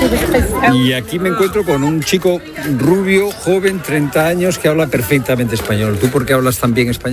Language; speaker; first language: Spanish; native; Spanish